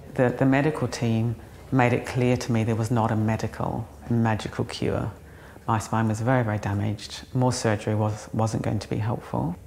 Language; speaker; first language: English; native; English